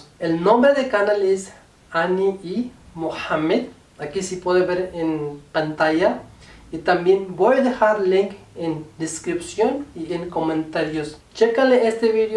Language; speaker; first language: Spanish; non-native, learner; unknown